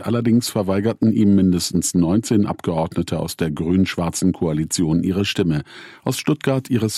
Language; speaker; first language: German; native; German